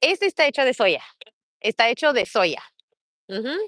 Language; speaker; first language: Spanish; early bilingual, heritage; Spanish